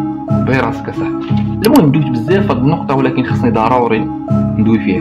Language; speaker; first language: Arabic; native; Arabic